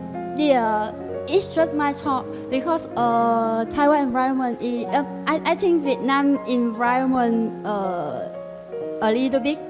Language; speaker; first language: English; non-native, learner; Vietnamese